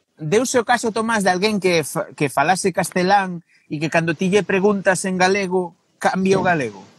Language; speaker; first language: Galician; native; Galician